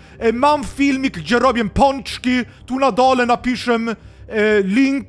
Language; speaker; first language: Polish; non-native, learner; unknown